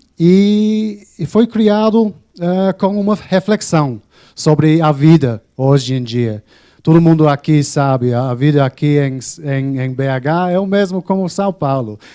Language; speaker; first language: Portuguese; non-native, fluent; English